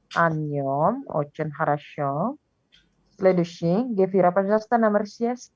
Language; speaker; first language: Russian; non-native, fluent; Indonesian